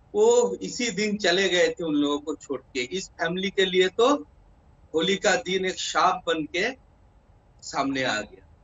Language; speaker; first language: Hindi; non-native, local second language; Bangla